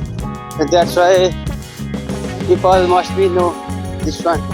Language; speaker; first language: English; non-native, learner; Nepali